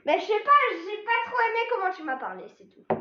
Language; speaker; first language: French; native; French